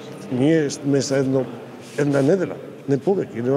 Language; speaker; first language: Macedonian; non-native, learner; Spanish